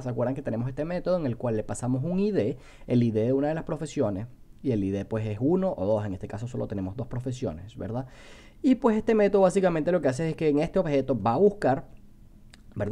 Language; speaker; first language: Spanish; native; Spanish